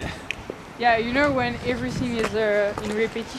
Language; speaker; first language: English; non-native, learner; French